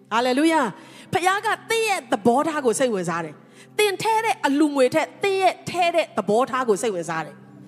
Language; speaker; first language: Burmese; non-native, local second language; Tedim Chin